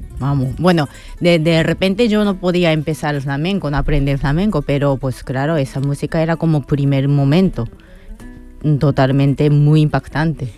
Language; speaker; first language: Spanish; non-native, fluent; Japanese